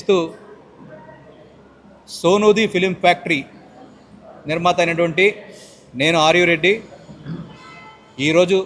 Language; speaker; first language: Telugu; native; Telugu